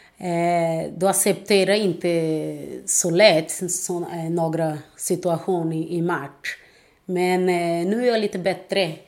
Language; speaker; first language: Swedish; non-native, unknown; Portuguese